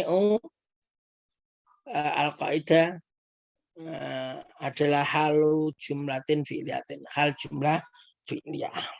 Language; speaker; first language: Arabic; non-native, fluent; Indonesian